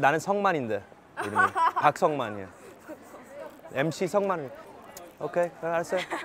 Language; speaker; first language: Korean; early bilingual, heritage; Korean